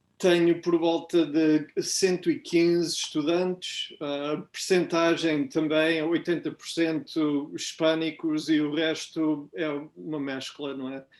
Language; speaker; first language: Portuguese; native; Portuguese